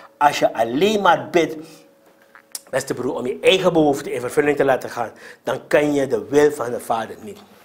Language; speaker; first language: Dutch; non-native, local second language; Sranan Tongo